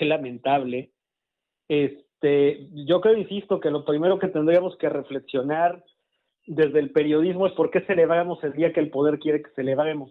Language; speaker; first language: Spanish; native; Spanish